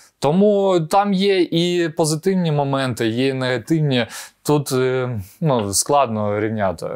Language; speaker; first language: Ukrainian; non-native, local second language; Russian